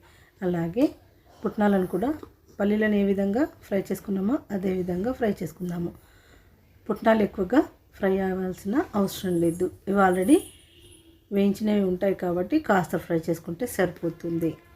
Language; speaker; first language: Telugu; native; Telugu